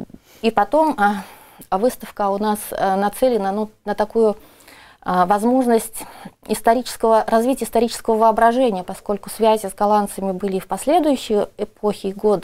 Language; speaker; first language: Russian; native; Russian